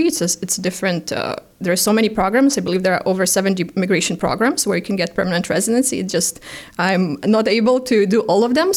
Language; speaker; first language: English; non-native, fluent; Ukrainian